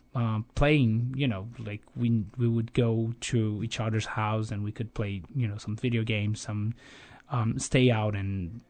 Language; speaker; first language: English; non-native, fluent; Portuguese